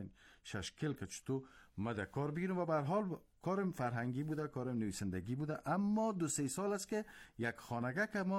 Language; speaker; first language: Persian; native; Persian